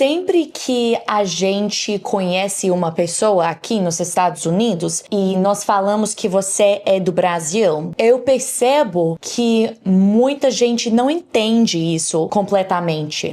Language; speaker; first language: Portuguese; non-native, learner; English